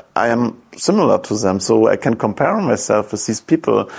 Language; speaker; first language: English; non-native, fluent; German